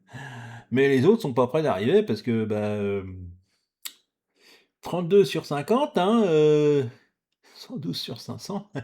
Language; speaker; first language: French; native; French